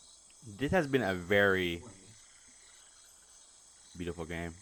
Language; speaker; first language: English; native; English